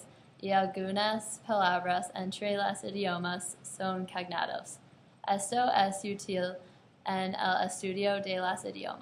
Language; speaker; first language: Spanish; non-native, learner; English